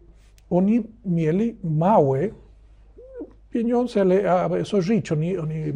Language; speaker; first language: Polish; non-native, learner; Spanish